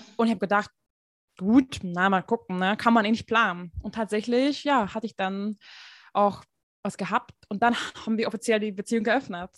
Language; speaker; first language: German; non-native, fluent; Hungarian